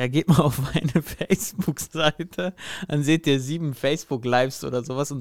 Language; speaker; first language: German; native; German